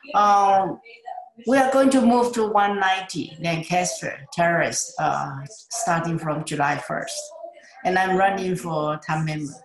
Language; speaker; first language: English; non-native, learner; Chinese